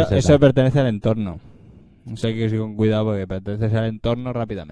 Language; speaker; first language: Spanish; native; Spanish